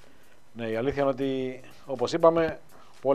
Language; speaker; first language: Greek; native; Greek